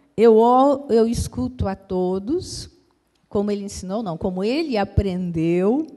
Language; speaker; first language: Portuguese; native; Portuguese